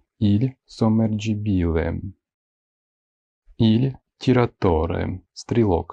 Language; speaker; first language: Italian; non-native, fluent; Ukrainian